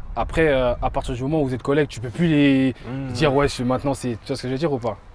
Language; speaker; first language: French; native; French